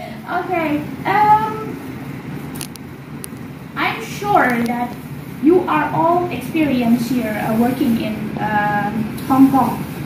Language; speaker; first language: English; non-native, fluent; Indonesian